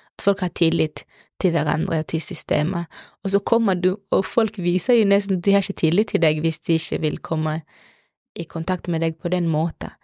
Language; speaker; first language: Norwegian; non-native, fluent; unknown